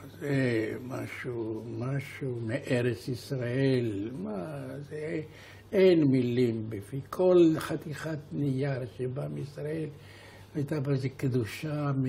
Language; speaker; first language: Hebrew; non-native, fluent; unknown